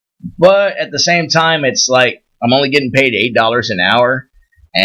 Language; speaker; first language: English; native; English